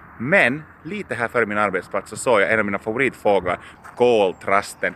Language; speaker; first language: Swedish; native; Swedish